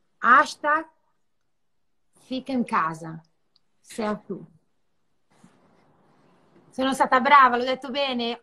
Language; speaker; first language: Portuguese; non-native, learner; Italian